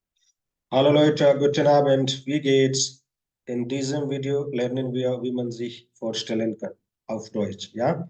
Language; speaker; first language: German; non-native, fluent; Hindi